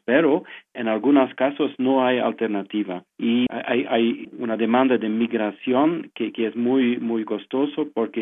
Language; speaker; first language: Spanish; non-native, fluent; French